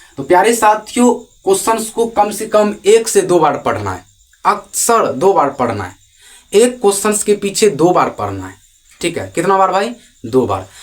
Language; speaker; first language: Hindi; native; Hindi